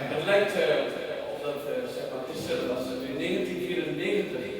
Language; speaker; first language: Dutch; non-native, fluent; Tamil